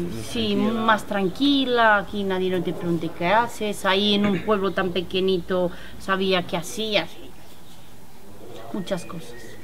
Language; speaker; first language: Spanish; non-native, fluent; Romanian